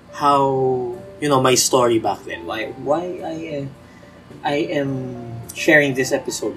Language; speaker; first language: English; non-native, local second language; Filipino